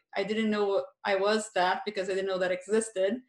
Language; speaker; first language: English; non-native, fluent; Portuguese